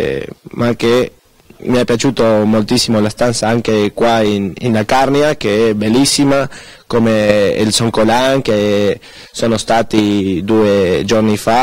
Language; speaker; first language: Italian; early bilingual, heritage; Spanish